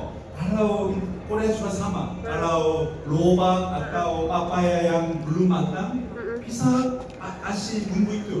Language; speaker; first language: Indonesian; non-native, learner; Korean